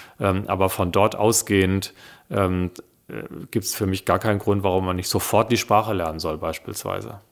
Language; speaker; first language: German; early bilingual, other home language; Italian